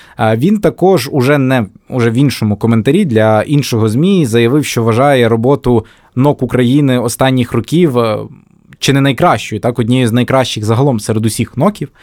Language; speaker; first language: Ukrainian; native; Ukrainian